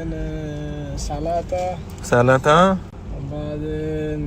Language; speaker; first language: Arabic; non-native, learner; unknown